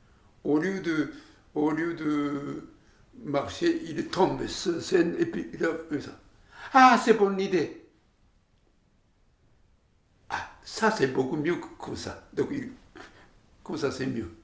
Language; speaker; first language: French; non-native, learner; Japanese